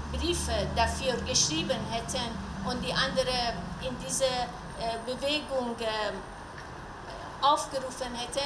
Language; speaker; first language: German; non-native, learner; Persian